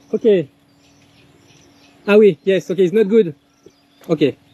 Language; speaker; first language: English; non-native, learner; French